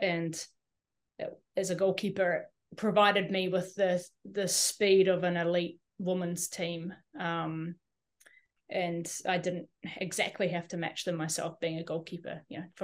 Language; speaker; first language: English; native; English